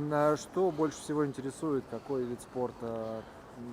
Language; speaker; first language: Russian; native; Russian